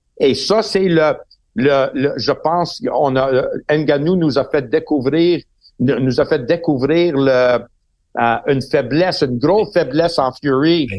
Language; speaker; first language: French; non-native, local second language; English